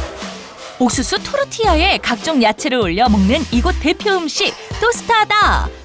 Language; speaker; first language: Korean; native; Korean